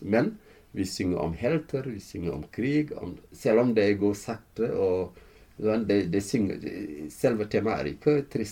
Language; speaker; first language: Norwegian; non-native, fluent; Fula